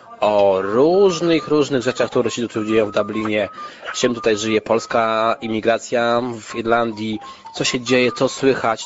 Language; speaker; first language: Polish; native; Polish